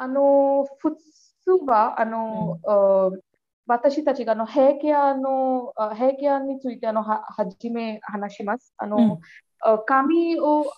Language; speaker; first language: Japanese; non-native, learner; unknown